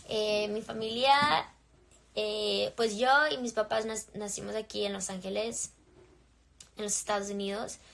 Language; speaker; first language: Spanish; early bilingual, heritage; English